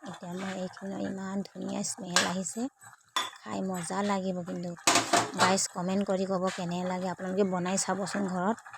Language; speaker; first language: Assamese; non-native, local second language; Manipuri